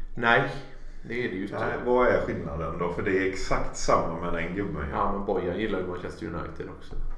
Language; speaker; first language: Swedish; native; Swedish